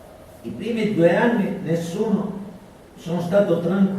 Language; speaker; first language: Italian; native; Italian